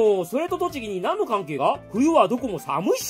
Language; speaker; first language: Japanese; native; Japanese